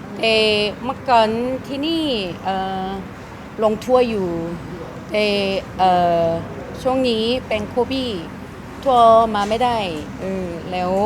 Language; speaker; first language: Thai; non-native, learner; Korean